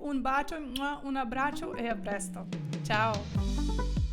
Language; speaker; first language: Italian; non-native, fluent; Ukrainian